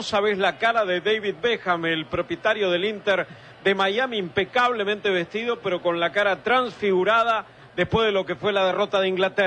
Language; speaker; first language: Spanish; native; Spanish